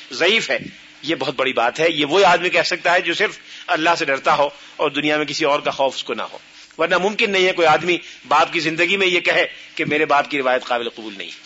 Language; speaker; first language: Urdu; native; Urdu